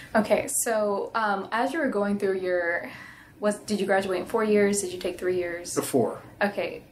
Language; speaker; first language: English; native; English